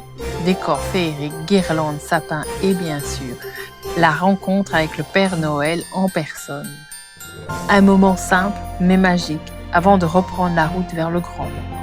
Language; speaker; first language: French; native; French